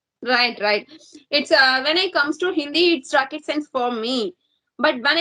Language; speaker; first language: English; non-native, learner; Tamil